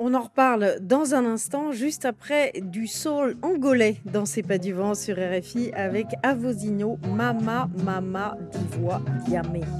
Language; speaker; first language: French; native; French